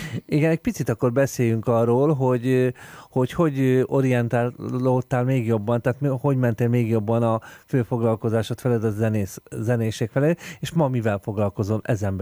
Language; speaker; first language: Hungarian; native; Hungarian